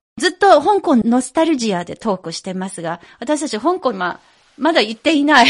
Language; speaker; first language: Japanese; non-native, fluent; Chinese